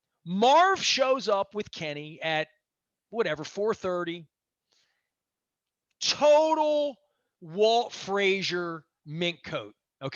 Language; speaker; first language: English; native; English